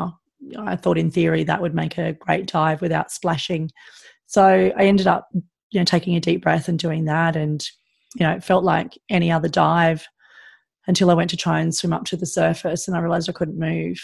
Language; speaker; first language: English; native; English